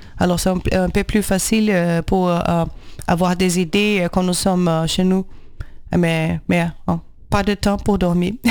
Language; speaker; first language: French; non-native, learner; Portuguese